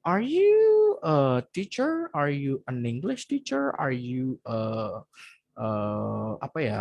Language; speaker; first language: English; non-native, fluent; Indonesian